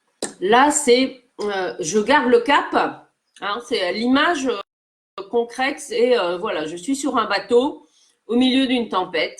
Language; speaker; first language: French; native; French